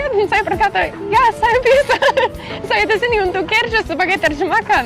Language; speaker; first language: Indonesian; non-native, learner; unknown